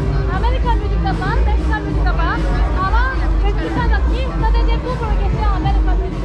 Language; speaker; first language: Turkish; non-native, learner; Korean